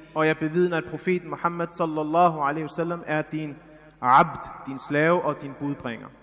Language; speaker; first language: Danish; early bilingual, other home language; Arabic